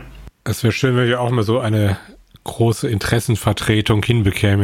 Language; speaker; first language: German; native; German